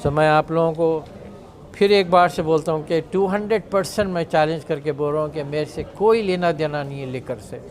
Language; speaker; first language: Hindi; non-native, local second language; Urdu